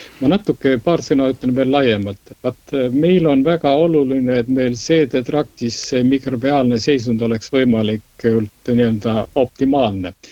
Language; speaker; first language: Estonian; native; Estonian